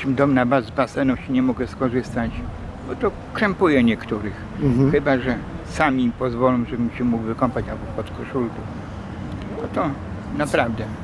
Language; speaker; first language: Polish; native; Polish